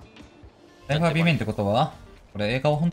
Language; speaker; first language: Japanese; native; Japanese